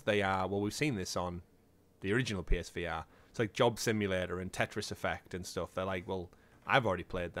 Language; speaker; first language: English; native; English